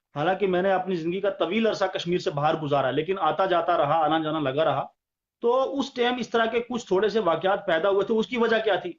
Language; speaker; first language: Urdu; non-native, local second language; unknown